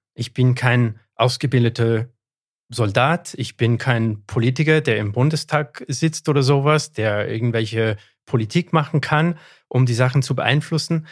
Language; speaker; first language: German; non-native, fluent; English